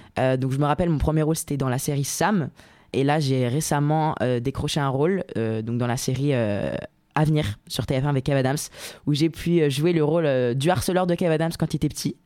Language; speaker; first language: French; native; French